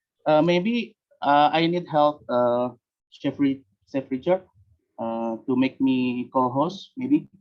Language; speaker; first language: English; non-native, learner; Indonesian